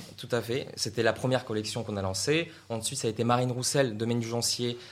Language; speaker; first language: French; non-native, fluent; Russian